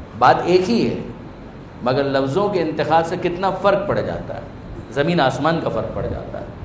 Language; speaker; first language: Urdu; non-native, local second language; Punjabi